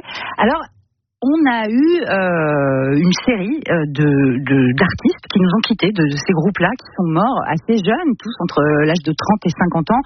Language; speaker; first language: French; native; French